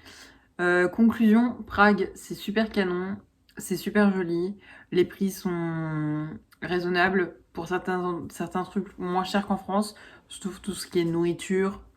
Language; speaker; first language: French; native; French